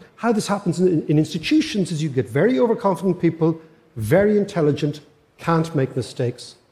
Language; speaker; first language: English; native; English